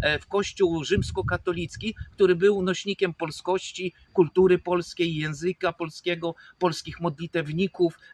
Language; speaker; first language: Polish; native; Polish